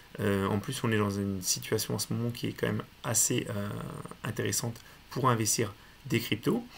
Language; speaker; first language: French; native; French